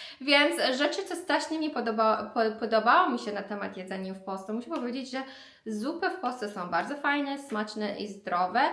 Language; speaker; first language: Polish; non-native, learner; Persian